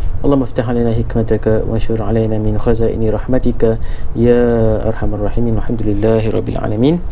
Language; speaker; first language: Malay; native; Malay